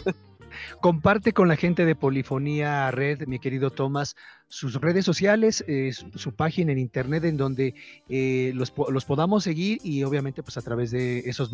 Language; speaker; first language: Spanish; native; Spanish